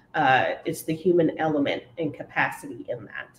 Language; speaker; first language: English; native; English